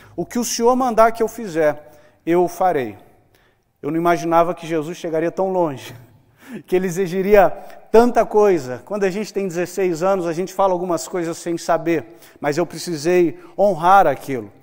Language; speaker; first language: Portuguese; native; Portuguese